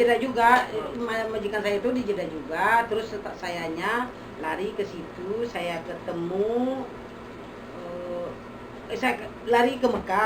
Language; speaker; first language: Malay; non-native, local second language; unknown